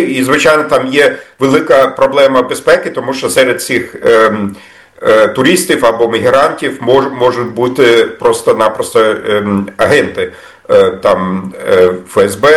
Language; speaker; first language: Ukrainian; non-native, fluent; German